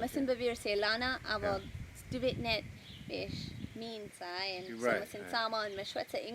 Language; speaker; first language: German; early bilingual, heritage; Pennsylvania German